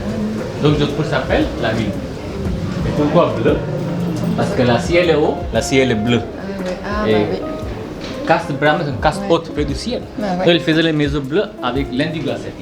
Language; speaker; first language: French; non-native, fluent; Hindi